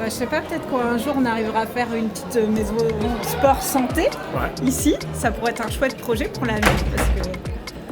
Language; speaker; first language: French; native; French